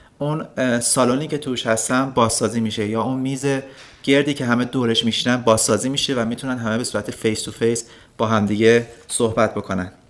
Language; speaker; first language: Persian; native; Persian